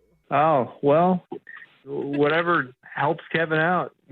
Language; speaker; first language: English; native; English